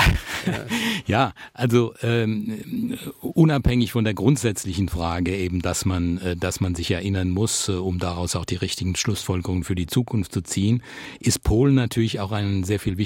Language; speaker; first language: German; native; German